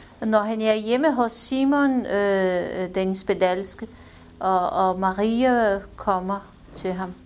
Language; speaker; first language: Danish; non-native, fluent; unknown